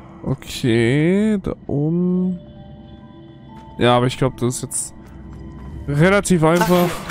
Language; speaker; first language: German; native; German